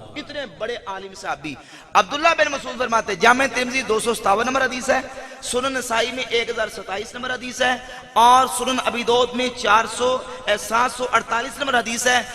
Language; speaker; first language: Urdu; non-native, local second language; Punjabi